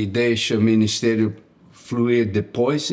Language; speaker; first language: Portuguese; non-native, learner; English